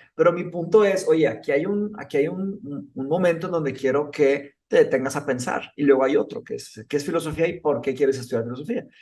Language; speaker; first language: Spanish; early bilingual, other home language; Portuguese